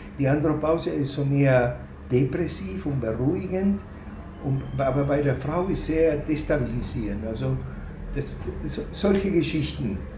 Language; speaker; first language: German; non-native, fluent; Spanish